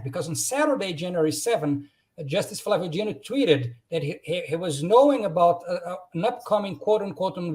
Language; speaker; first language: English; non-native, fluent; Portuguese